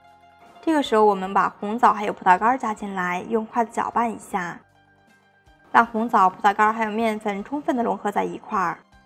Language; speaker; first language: Chinese; native; Chinese